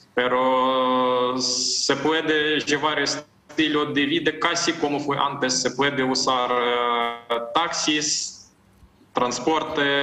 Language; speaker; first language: Spanish; non-native, fluent; Ukrainian